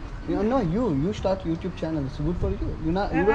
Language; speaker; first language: English; non-native, learner; Telugu